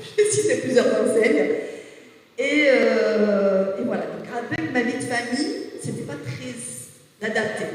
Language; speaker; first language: French; native; French